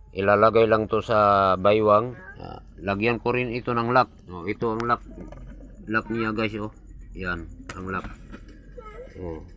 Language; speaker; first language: Filipino; non-native, local second language; Cebuano